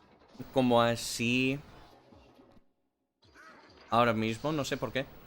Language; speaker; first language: Spanish; non-native, learner; English